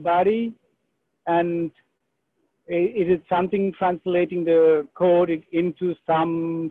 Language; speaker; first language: English; non-native, local second language; Sinhala